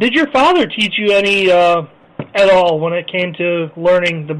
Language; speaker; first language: English; native; English